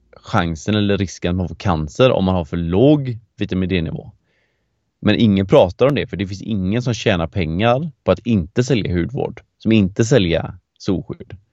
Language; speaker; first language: Swedish; native; Swedish